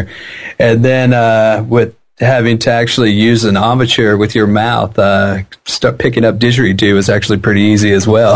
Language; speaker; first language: English; native; English